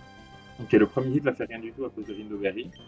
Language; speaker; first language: French; native; French